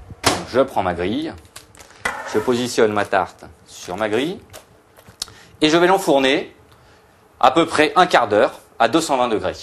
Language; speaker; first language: French; native; French